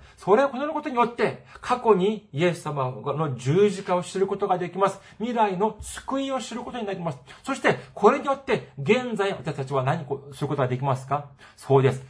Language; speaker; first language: Japanese; non-native, fluent; Korean